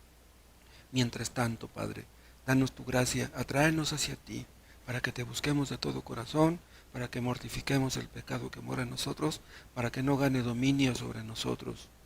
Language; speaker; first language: Spanish; native; Spanish